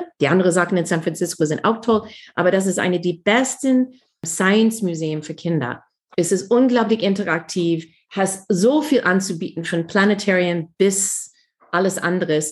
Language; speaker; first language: German; non-native, fluent; English